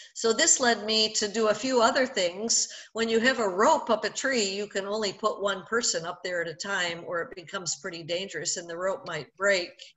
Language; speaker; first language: English; native; English